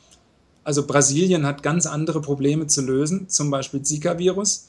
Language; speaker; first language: German; native; German